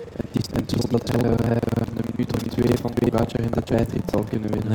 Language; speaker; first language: Dutch; non-native, fluent; French